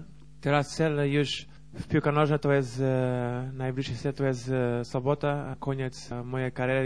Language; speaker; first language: Polish; non-native, learner; Portuguese